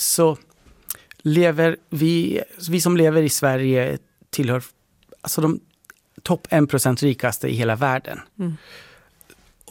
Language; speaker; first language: Swedish; early bilingual, other home language; Persian